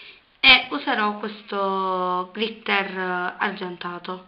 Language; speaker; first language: Italian; native; Italian